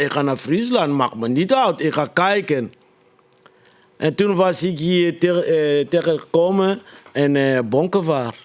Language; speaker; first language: Dutch; non-native, fluent; Lingala